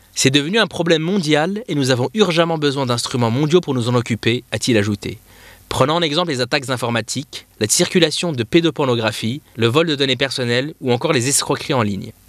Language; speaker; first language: French; non-native, local second language; Arabic